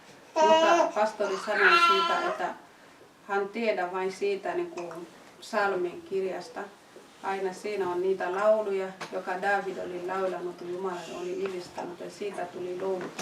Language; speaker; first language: Finnish; non-native, fluent; Swahili